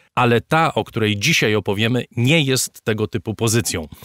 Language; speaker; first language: Polish; native; Polish